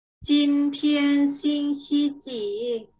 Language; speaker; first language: Chinese; non-native, fluent; Thai